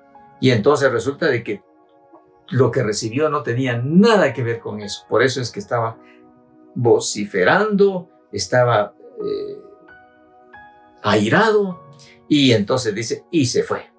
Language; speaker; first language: Spanish; native; Spanish